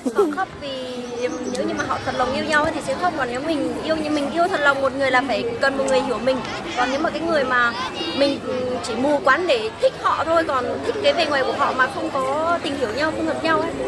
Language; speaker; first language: Vietnamese; non-native, local second language; Hmong